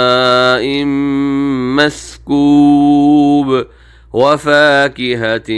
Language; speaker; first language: Arabic; native; Arabic